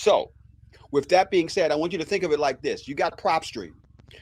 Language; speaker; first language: English; native; English